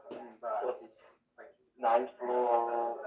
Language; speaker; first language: English; non-native, learner; Korean